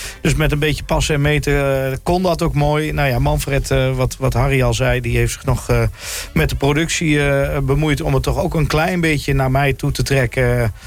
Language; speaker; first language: Dutch; native; Dutch